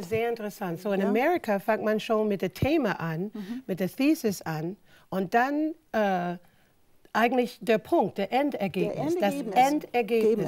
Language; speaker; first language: German; non-native, fluent; English